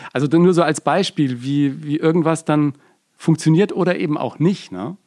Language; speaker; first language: German; native; German